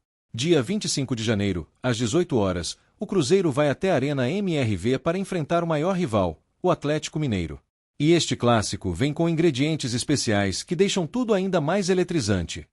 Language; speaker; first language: Portuguese; native; Portuguese